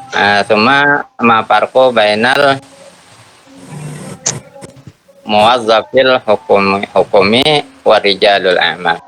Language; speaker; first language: Arabic; non-native, learner; Indonesian